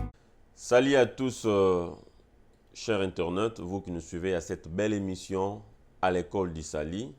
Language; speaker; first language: French; non-native, local second language; Lingala